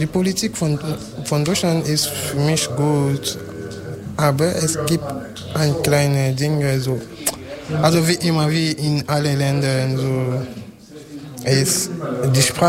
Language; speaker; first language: German; non-native, learner; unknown